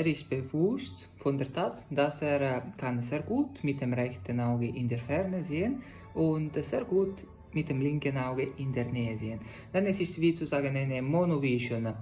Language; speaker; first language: German; non-native, fluent; Italian